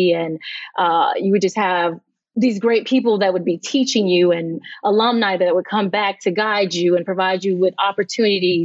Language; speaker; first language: English; native; English